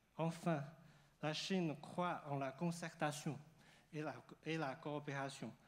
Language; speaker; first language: French; non-native, fluent; Chinese